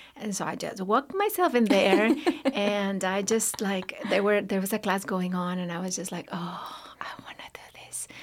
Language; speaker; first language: English; non-native, fluent; Spanish